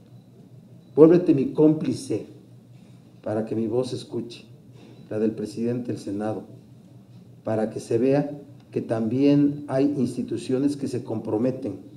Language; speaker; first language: Spanish; native; Spanish